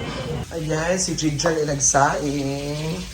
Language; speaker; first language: Filipino; native; Filipino